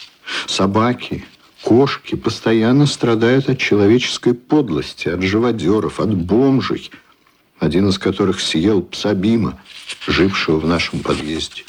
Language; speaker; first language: Russian; native; Russian